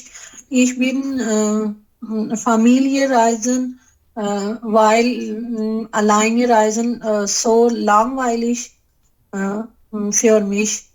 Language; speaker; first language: German; non-native, learner; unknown